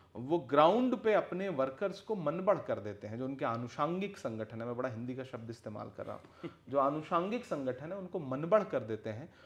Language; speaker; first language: Hindi; native; Hindi